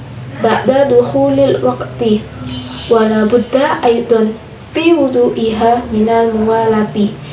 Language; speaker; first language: Arabic; non-native, learner; Indonesian